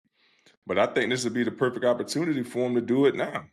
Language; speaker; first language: English; native; English